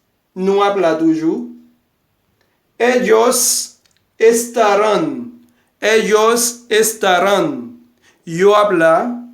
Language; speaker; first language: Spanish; non-native, fluent; Haitian Creole